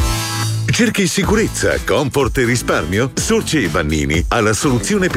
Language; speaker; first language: Italian; native; Italian